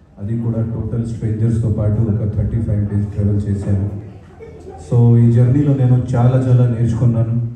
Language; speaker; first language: Telugu; non-native, fluent; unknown